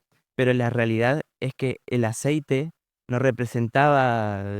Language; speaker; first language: Spanish; native; Spanish